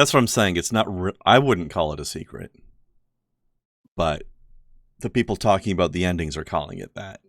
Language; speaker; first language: English; native; English